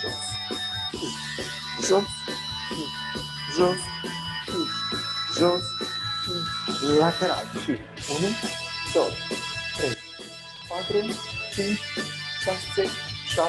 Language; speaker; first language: Romanian; native; Romanian